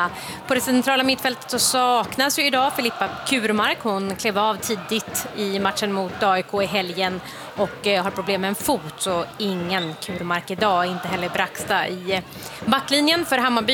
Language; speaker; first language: Swedish; native; Swedish